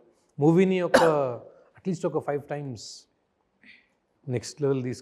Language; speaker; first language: Telugu; native; Telugu